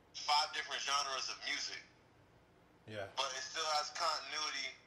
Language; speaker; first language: English; native; English